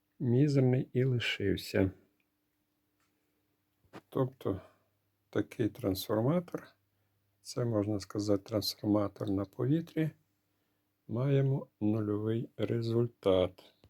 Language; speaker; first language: Ukrainian; native; Ukrainian